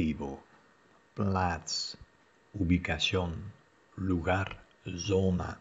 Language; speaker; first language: Spanish; non-native, fluent; Dutch